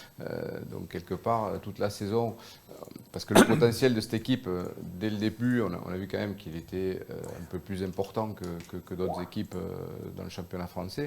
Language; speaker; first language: French; native; French